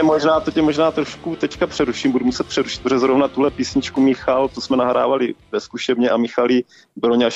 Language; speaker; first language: Czech; native; Czech